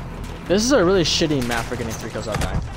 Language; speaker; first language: English; native; English